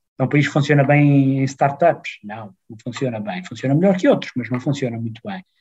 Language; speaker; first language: Portuguese; native; Portuguese